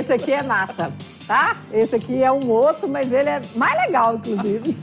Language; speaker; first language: Portuguese; native; Portuguese